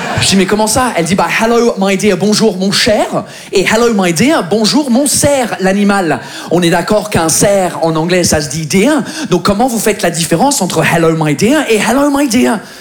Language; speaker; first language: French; non-native, fluent; English